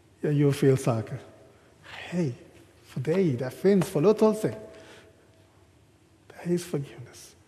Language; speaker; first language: Swedish; non-native, fluent; English